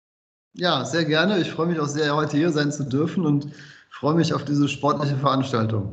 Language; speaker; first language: German; native; German